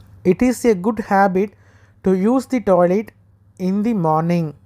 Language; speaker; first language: English; non-native, local second language; Tamil